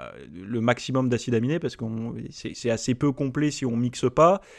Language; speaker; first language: French; native; French